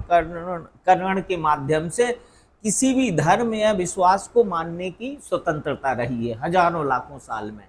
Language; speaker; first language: Hindi; native; Hindi